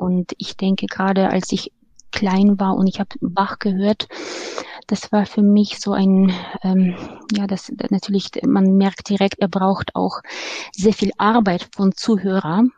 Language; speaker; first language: German; non-native, fluent; Ukrainian